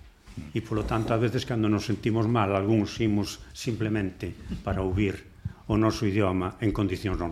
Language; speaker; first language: Galician; native; Galician